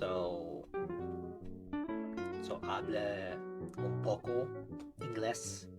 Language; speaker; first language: Spanish; non-native, learner; English